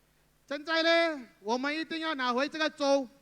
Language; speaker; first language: Chinese; non-native, local second language; Tamil